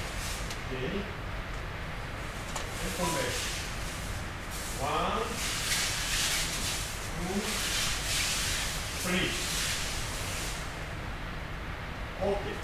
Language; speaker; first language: English; non-native, learner; Russian